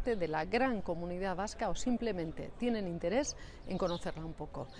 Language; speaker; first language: Spanish; native; Spanish